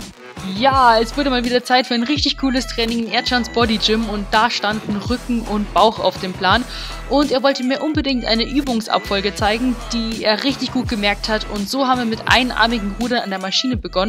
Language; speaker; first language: German; native; German